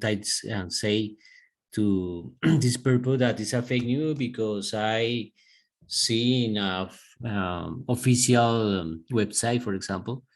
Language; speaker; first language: English; non-native, learner; Spanish